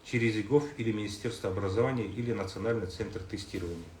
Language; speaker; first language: Russian; non-native, local second language; Kazakh